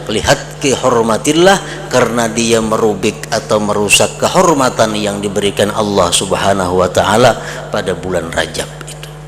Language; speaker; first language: Indonesian; non-native, local second language; Banjar